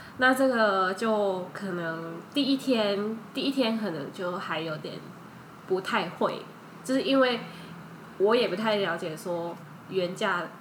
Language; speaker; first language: Chinese; early bilingual, heritage; Chinese